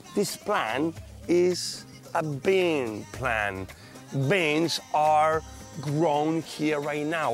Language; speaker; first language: English; non-native, fluent; Spanish